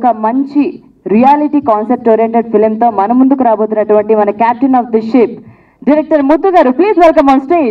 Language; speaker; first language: Telugu; native; Telugu